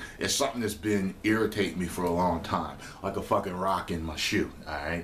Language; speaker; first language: English; native; English